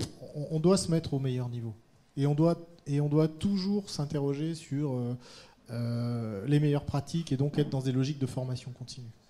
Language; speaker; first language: French; native; French